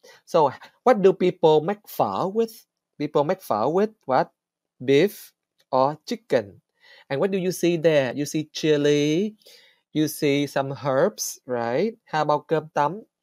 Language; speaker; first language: English; non-native, fluent; Vietnamese